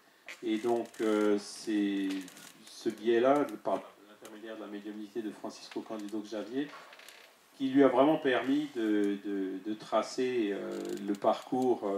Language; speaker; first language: French; native; French